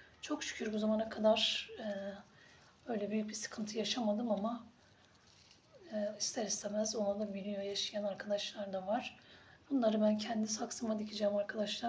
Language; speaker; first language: Turkish; native; Turkish